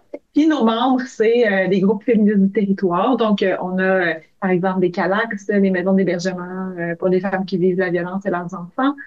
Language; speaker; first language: French; native; French